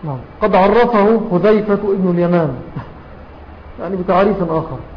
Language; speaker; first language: Arabic; native; Arabic